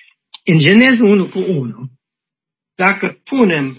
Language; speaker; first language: Romanian; non-native, learner; English